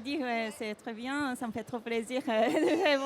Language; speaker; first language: French; non-native, fluent; Japanese